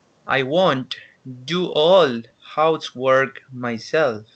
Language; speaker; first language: English; non-native, learner; Spanish